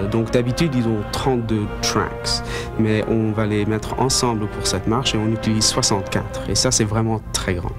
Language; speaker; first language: French; non-native, fluent; English